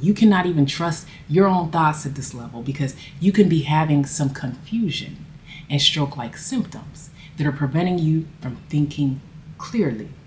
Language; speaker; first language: English; native; English